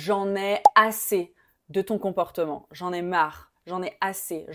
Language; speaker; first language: French; native; French